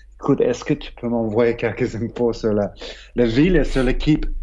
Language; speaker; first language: French; non-native, fluent; English